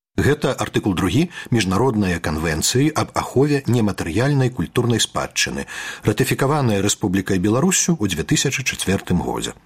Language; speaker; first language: Belarusian; native; Belarusian